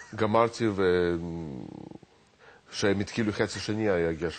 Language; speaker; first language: Hebrew; non-native, fluent; Russian